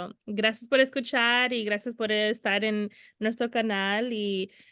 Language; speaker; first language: Spanish; early bilingual, heritage; Spanish